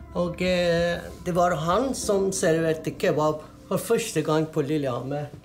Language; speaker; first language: Norwegian; non-native, fluent; Persian